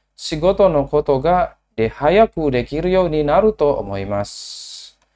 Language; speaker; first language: Japanese; non-native, learner; Indonesian